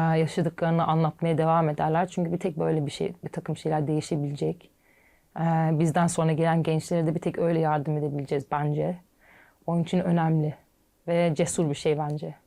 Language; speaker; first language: Turkish; early bilingual, heritage; Turkish